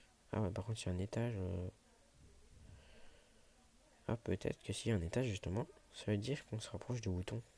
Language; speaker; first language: French; native; French